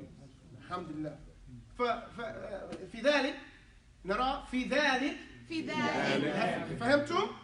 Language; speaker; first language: Arabic; non-native, fluent; English